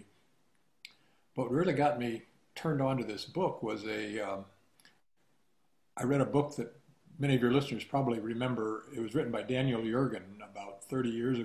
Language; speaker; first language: English; native; English